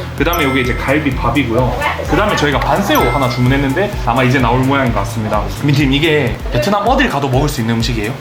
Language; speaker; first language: Korean; native; Korean